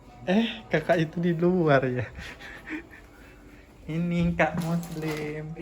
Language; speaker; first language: Indonesian; native; Indonesian